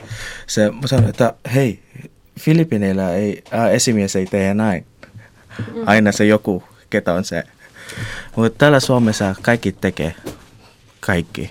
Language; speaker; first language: Finnish; non-native, learner; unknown